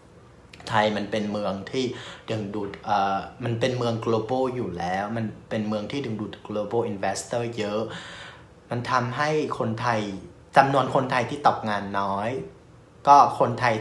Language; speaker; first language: Thai; non-native, fluent; Vietnamese